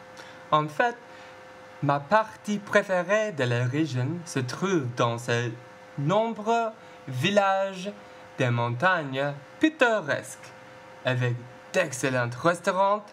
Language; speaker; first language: French; non-native, learner; English